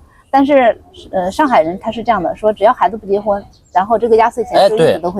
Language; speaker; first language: Chinese; non-native, local second language; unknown